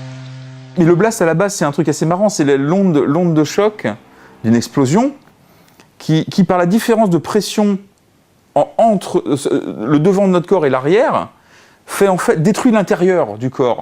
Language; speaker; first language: French; native; French